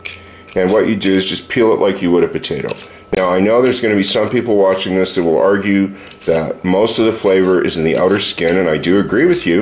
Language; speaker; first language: English; native; English